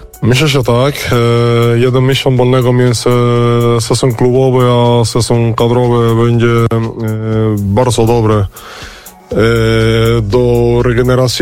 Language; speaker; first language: Polish; non-native, learner; Spanish